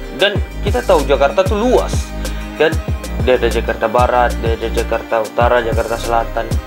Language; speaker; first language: Malay; native; Malay